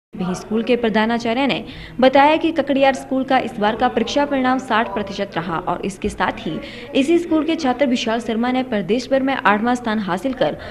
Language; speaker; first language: Hindi; native; Hindi